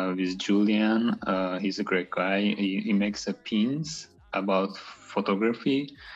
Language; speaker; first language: English; non-native, fluent; Azerbaijani